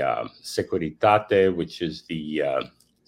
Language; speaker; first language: English; non-native, fluent; Romanian